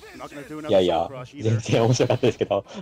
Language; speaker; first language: Japanese; native; Japanese